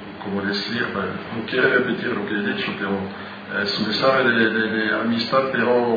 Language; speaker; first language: Spanish; non-native, fluent; French